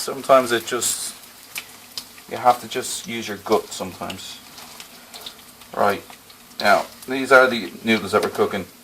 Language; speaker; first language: English; native; English